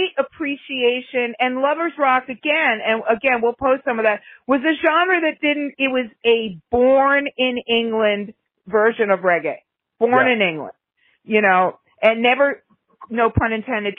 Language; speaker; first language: English; native; English